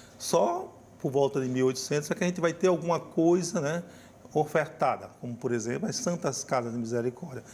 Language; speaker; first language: Portuguese; native; Portuguese